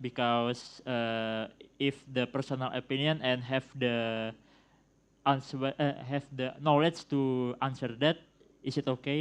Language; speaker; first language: English; non-native, learner; Indonesian